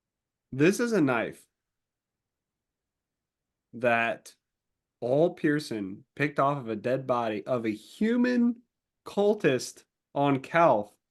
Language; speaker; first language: English; native; English